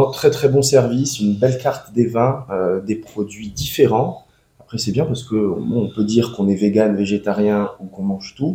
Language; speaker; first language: French; native; French